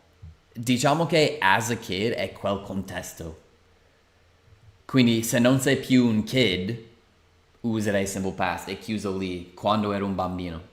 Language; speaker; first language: Italian; non-native, fluent; English